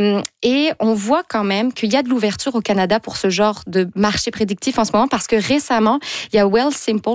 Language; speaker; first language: French; native; French